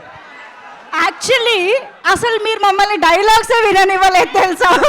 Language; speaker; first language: Telugu; native; Telugu